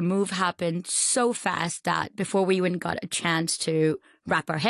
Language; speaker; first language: English; non-native, local second language; Urdu